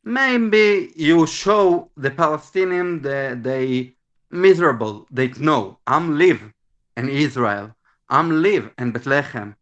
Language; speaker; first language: English; non-native, learner; Hebrew